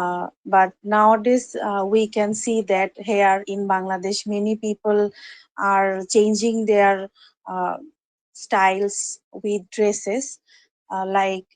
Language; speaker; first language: English; non-native, learner; Bangla